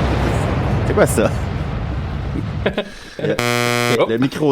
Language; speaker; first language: French; native; French